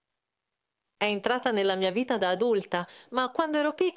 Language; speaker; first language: Italian; non-native, fluent; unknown